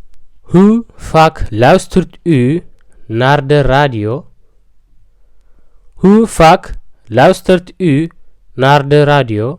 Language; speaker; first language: Dutch; non-native, fluent; Tigrinya